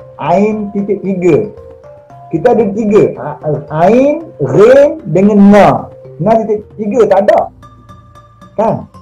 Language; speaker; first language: Malay; native; Malay